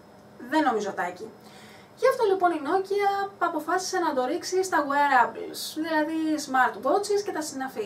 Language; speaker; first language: Greek; native; Greek